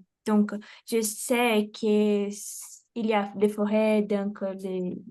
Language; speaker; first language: French; non-native, fluent; Portuguese